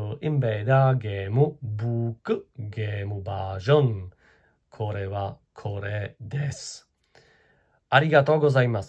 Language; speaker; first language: Japanese; non-native, learner; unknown